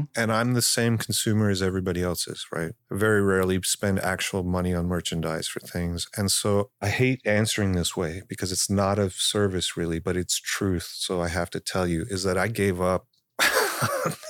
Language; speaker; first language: English; early bilingual, other home language; Spanish